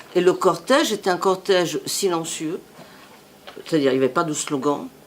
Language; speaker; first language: French; non-native, fluent; Italian